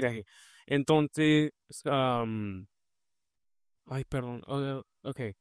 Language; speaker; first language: Spanish; early bilingual, heritage; Spanish